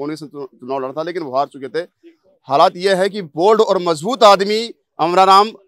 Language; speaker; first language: Hindi; native; Hindi